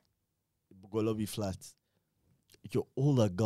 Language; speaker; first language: English; non-native, local second language; Ganda